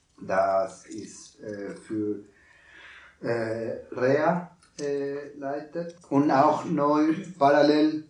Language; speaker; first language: German; non-native, learner; Spanish